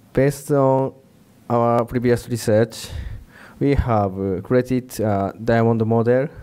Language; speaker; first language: English; non-native, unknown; Japanese